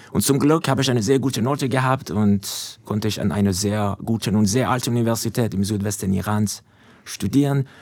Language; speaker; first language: German; non-native, fluent; Persian